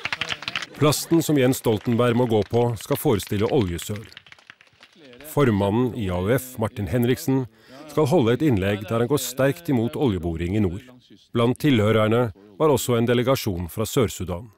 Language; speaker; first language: Norwegian; native; Norwegian